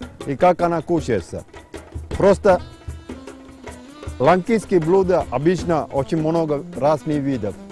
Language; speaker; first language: Russian; non-native, fluent; Sinhala